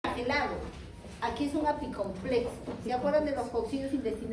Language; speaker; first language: Spanish; native; Spanish